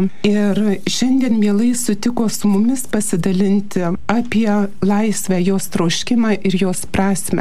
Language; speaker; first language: Lithuanian; native; Lithuanian